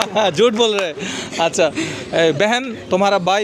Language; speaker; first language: Hindi; non-native, learner; Bangla